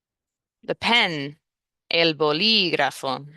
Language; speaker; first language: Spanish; non-native, fluent; English